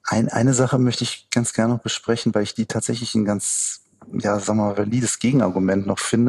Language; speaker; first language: German; native; German